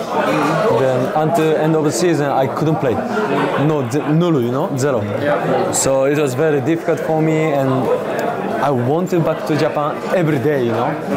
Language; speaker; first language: English; non-native, learner; Japanese